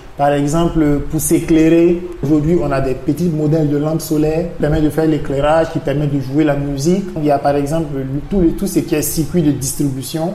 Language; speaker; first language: French; non-native, local second language; Mossi